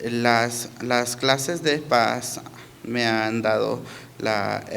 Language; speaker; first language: Spanish; early bilingual, heritage; Spanish